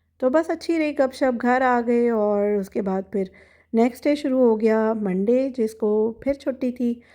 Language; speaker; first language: Urdu; native; Urdu